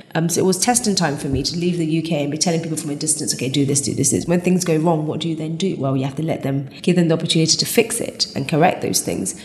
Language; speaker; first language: English; native; English